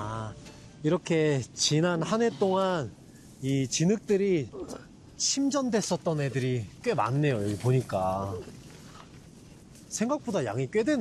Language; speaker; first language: Korean; native; Korean